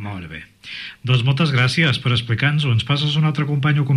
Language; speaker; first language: Catalan; native; Catalan